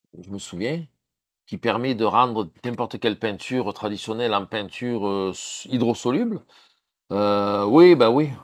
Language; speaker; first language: French; native; French